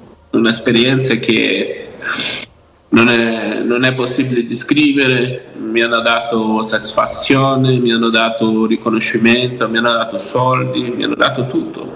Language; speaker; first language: Italian; non-native, fluent; Portuguese